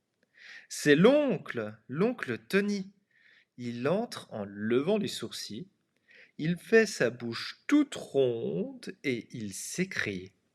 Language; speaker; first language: French; non-native, fluent; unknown